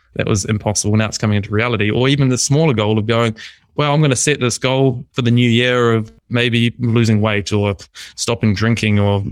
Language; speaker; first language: English; native; English